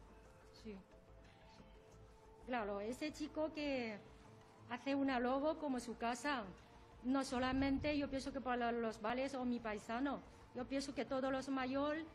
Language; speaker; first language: Spanish; non-native, learner; Chinese